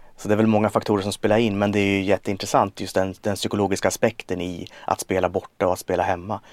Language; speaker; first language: Swedish; native; Swedish